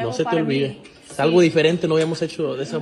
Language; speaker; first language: Spanish; native; Spanish